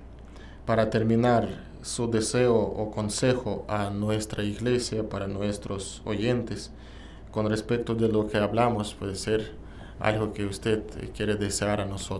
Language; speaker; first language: Spanish; non-native, learner; Russian